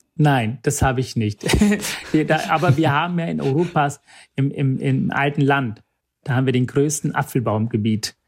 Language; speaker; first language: German; early bilingual, other home language; Tamil